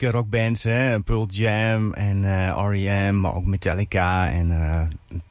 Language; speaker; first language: Dutch; native; Dutch